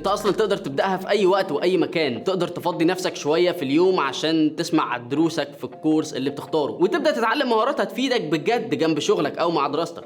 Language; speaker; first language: Arabic; native; Arabic